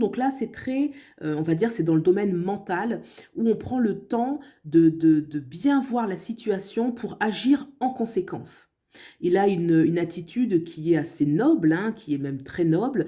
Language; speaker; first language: French; native; French